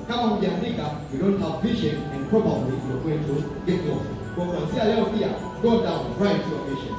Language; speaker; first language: English; non-native, local second language; Swahili